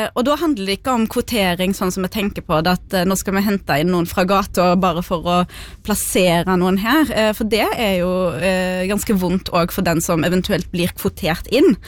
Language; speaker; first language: Norwegian; early bilingual, other home language; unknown